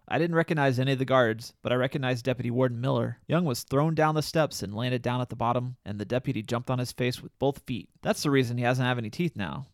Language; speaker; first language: English; native; English